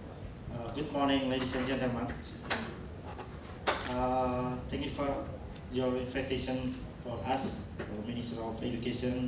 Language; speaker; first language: English; non-native, learner; Indonesian